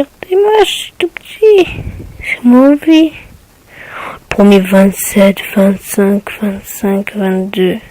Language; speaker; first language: French; native; French